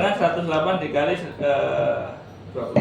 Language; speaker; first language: Indonesian; native; Indonesian